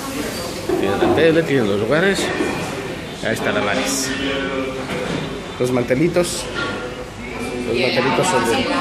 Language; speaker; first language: Spanish; native; Spanish